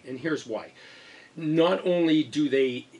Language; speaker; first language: English; native; English